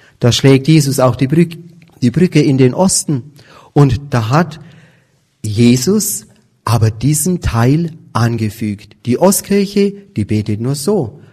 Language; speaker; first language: German; native; German